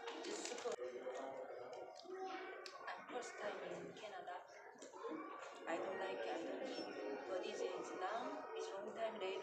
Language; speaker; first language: English; non-native, learner; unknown